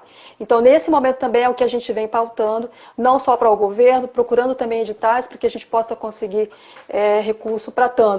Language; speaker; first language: Portuguese; native; Portuguese